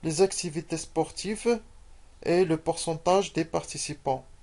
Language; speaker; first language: French; non-native, local second language; Arabic